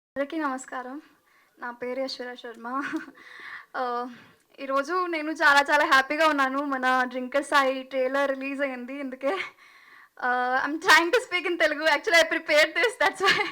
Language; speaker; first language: Telugu; non-native, learner; Hindi